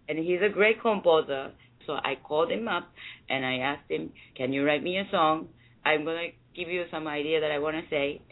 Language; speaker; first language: English; non-native, fluent; Japanese